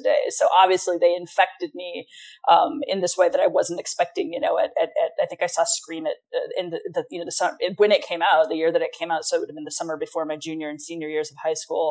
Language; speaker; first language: English; native; English